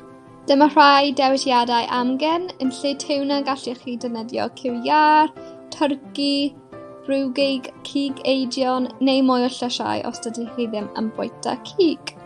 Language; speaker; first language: Welsh; non-native, local second language; English